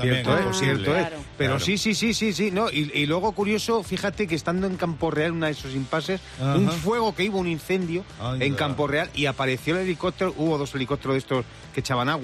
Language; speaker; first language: Spanish; native; Spanish